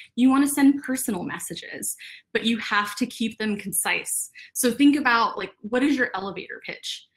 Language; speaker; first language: English; native; English